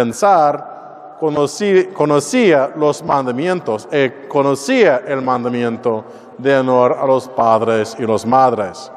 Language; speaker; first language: Spanish; non-native, learner; English